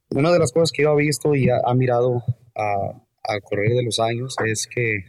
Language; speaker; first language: Spanish; early bilingual, heritage; Spanish